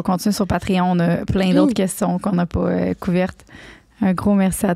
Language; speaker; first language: French; native; French